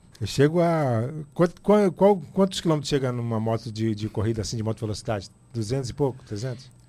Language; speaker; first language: Portuguese; native; Portuguese